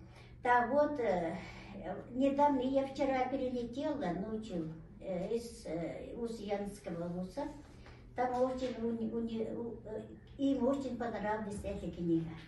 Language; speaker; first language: Russian; non-native, local second language; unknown